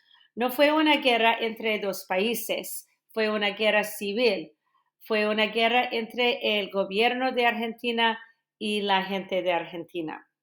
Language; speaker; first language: Spanish; non-native, fluent; English